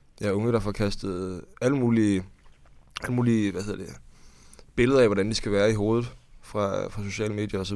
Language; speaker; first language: Danish; native; Danish